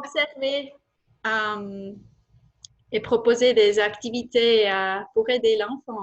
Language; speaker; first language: French; non-native, fluent; Estonian